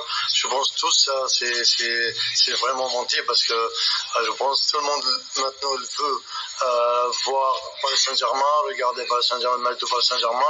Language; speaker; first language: French; non-native, learner; Arabic